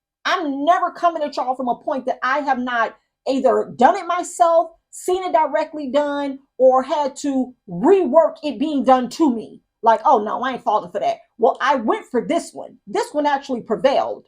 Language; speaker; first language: English; native; English